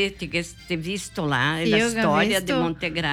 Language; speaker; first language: Italian; early bilingual, heritage; Portuguese